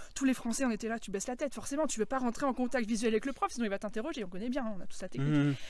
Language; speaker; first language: French; native; French